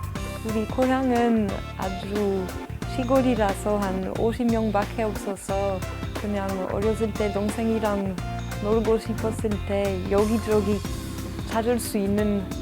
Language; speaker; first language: Korean; non-native, fluent; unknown